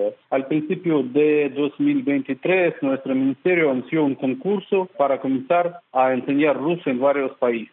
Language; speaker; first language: Spanish; non-native, fluent; Russian